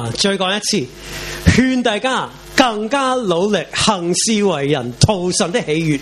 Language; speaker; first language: Chinese; non-native, local second language; Cantonese